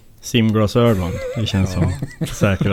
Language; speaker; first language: Swedish; native; Swedish